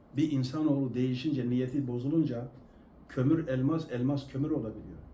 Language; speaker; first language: Turkish; non-native, local second language; Kurdish